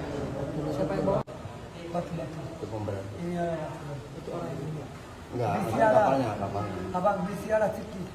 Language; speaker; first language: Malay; non-native, learner; Rohingya